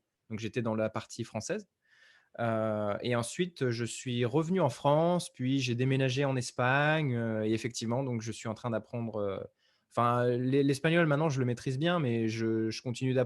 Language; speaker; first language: French; native; French